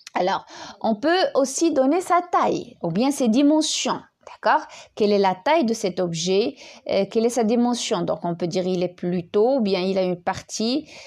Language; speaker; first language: French; non-native, local second language; Arabic